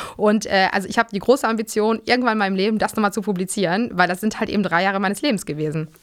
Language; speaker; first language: German; early bilingual, other home language; Polish